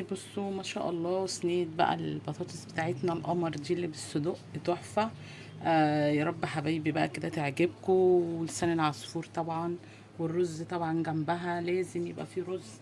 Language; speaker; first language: Arabic; native; Arabic